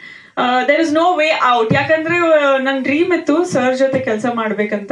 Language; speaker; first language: Kannada; non-native, learner; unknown